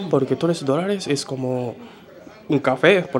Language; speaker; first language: Spanish; non-native, learner; Japanese